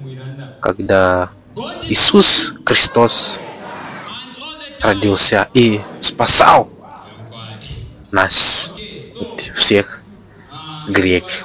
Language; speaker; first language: Russian; non-native, learner; Bemba